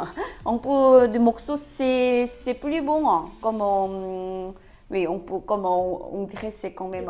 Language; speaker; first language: French; non-native, learner; Korean